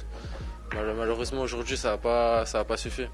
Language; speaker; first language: French; native; French